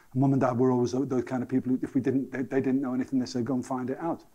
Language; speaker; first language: English; native; English